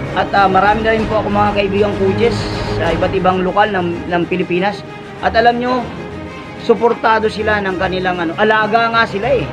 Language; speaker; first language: Filipino; native; Filipino